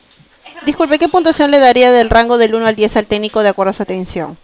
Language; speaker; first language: Spanish; native; Spanish